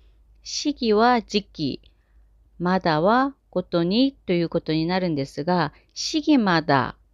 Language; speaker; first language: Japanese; non-native, fluent; Korean